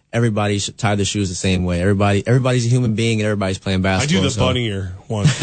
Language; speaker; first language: English; native; English